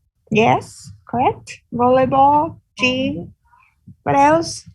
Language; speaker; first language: English; non-native, fluent; Vietnamese